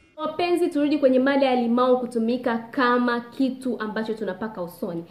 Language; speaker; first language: Swahili; native; Swahili